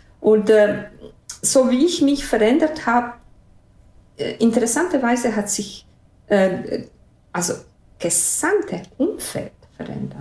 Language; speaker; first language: German; non-native, fluent; Bosnian